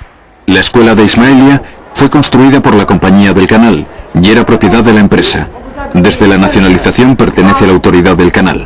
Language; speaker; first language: Spanish; native; Spanish